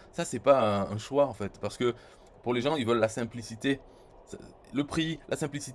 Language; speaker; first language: French; native; French